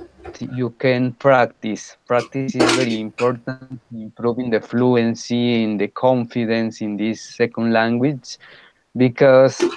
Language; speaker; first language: English; non-native, fluent; Spanish